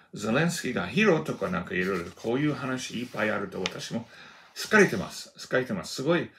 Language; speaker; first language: Japanese; non-native, fluent; Russian